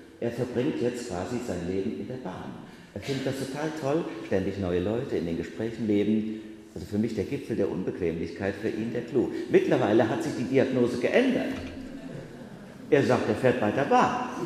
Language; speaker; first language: German; native; German